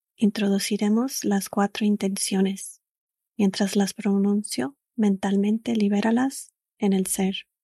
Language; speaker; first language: Spanish; early bilingual, other home language; English